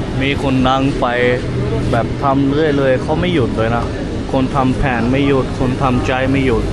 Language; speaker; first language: Thai; non-native, fluent; Urdu